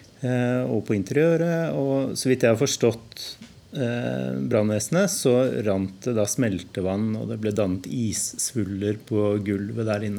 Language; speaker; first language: Norwegian; native; Norwegian